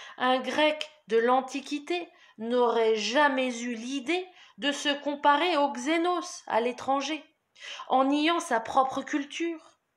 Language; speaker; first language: French; native; French